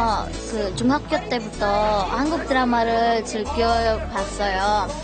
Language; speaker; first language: Korean; non-native, learner; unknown